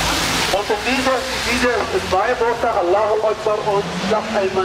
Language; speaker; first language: German; non-native, learner; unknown